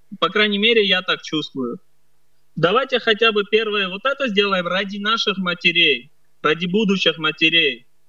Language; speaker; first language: Russian; early bilingual, other home language; Armenian